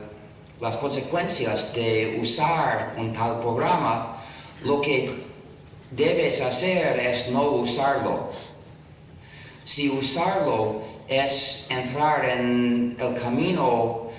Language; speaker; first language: Spanish; non-native, fluent; English